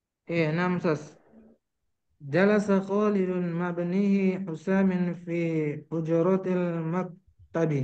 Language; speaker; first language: Arabic; non-native, learner; Indonesian